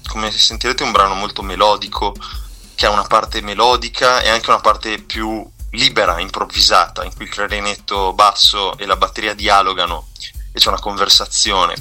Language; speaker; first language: Italian; native; Italian